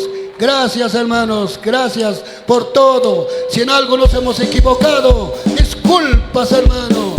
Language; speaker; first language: Spanish; native; Spanish